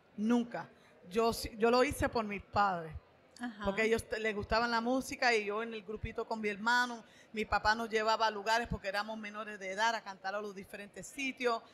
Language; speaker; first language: Spanish; native; Spanish